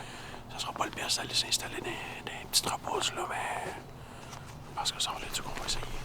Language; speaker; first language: French; native; French